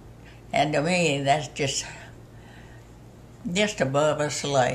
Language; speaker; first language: English; native; English